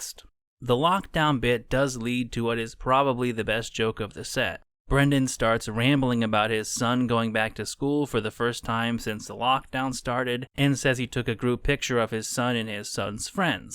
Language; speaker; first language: English; native; English